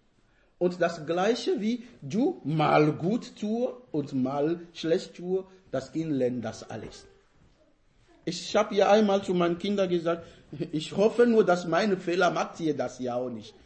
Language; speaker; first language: German; non-native, fluent; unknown